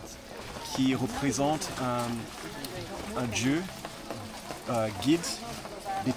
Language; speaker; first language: French; non-native, fluent; English